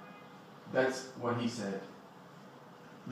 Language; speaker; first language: English; native; English